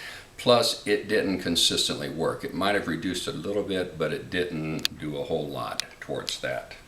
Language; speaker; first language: English; native; English